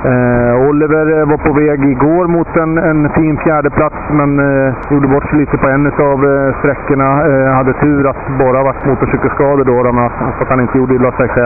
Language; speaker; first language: Swedish; native; Swedish